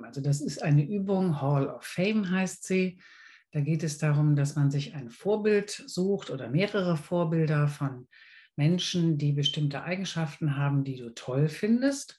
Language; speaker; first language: German; native; German